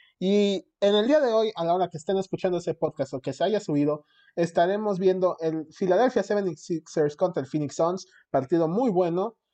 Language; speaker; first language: Spanish; early bilingual, heritage; Spanish